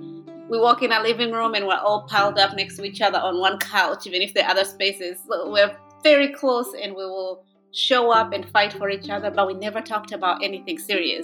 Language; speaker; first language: English; non-native, local second language; Kinyarwanda